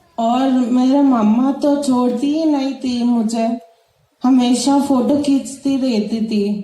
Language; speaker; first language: Hindi; non-native, local second language; Telugu